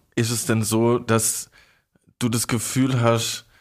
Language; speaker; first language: German; native; German